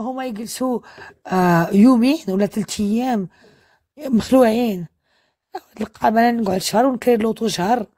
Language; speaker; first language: Arabic; early bilingual, heritage; French